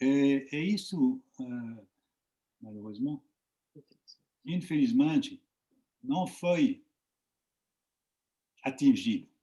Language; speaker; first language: Portuguese; non-native, fluent; French